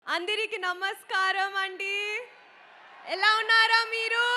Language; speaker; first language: Telugu; non-native, learner; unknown